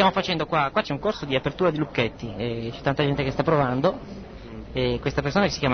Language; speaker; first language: Italian; native; Italian